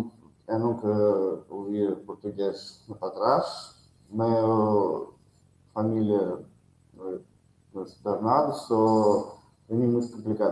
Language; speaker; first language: Portuguese; non-native, learner; Russian